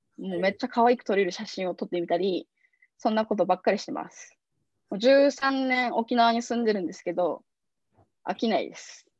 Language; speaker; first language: Japanese; native; Japanese